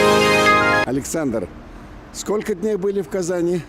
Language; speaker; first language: Russian; native; Russian